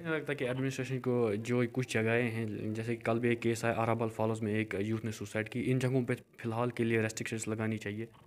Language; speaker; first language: Hindi; non-native, local second language; Kashmiri